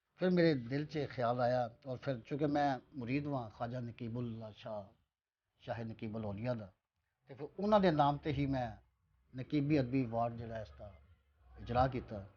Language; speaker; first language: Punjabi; native; Punjabi